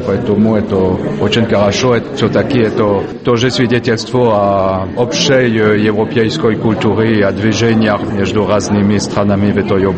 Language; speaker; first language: Russian; non-native, fluent; French